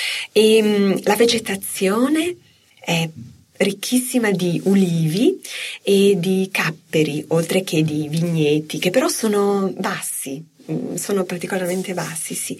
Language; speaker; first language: Italian; native; Italian